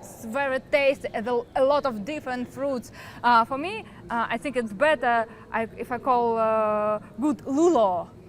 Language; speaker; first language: English; non-native, learner; Ukrainian